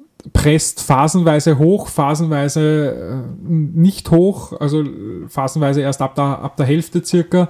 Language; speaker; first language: German; native; German